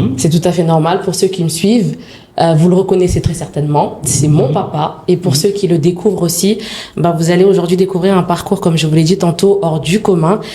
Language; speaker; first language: French; early bilingual, other home language; Wolof